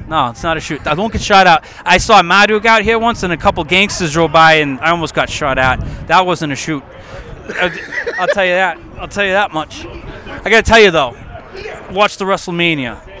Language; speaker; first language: English; native; English